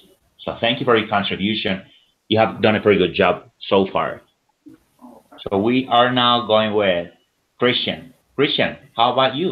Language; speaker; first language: English; non-native, fluent; Spanish